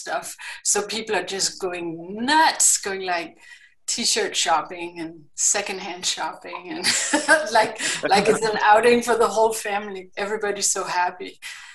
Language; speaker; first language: English; non-native, fluent; Kalaallisut